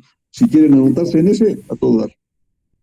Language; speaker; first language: Spanish; native; Spanish